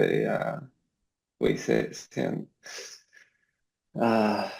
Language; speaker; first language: French; non-native, learner; English